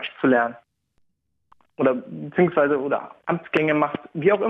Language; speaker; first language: German; native; German